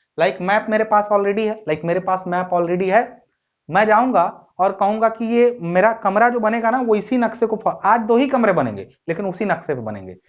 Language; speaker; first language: Hindi; native; Hindi